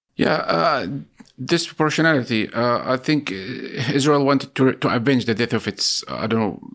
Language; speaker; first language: English; non-native, fluent; Arabic